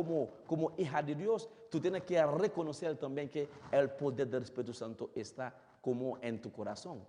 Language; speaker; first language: Spanish; non-native, fluent; Haitian Creole